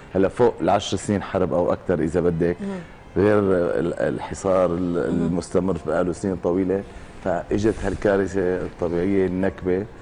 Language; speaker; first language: Arabic; native; Arabic